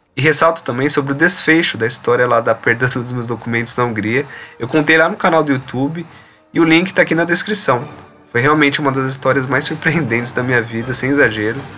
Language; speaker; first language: Portuguese; native; Portuguese